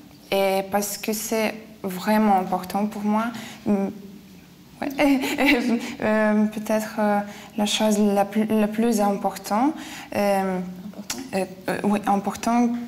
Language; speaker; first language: French; non-native, fluent; Lithuanian